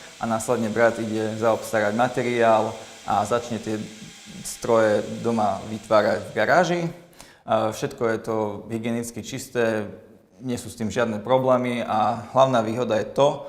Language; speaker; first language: Slovak; native; Slovak